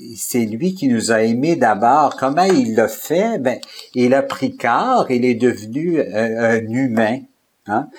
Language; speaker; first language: French; native; French